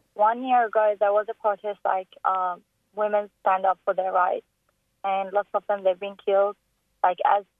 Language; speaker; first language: English; non-native, fluent; Persian